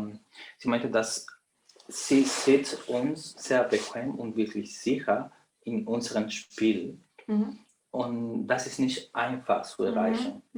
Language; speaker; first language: German; non-native, fluent; Spanish